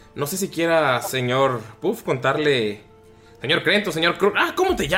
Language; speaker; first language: Spanish; native; Spanish